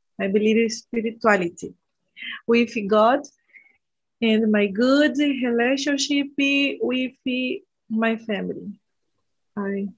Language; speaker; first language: English; non-native, learner; Portuguese